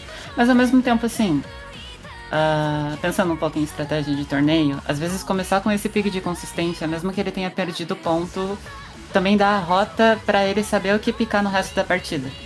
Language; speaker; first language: Portuguese; native; Portuguese